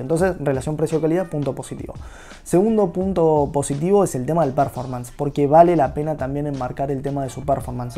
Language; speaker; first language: Spanish; native; Spanish